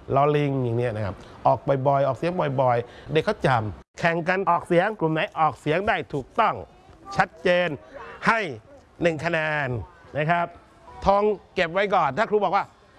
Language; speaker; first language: Thai; native; Thai